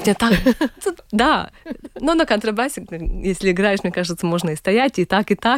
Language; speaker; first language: Russian; non-native, local second language; Latvian